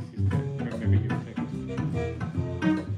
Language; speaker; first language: English; non-native, learner; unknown